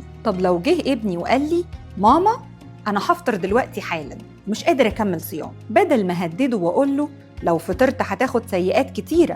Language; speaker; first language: Arabic; native; Arabic